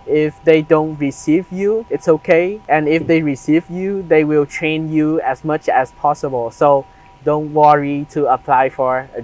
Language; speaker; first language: English; non-native, fluent; Vietnamese